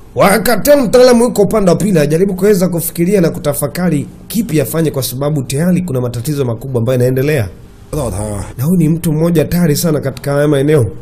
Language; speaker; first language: Swahili; native; Swahili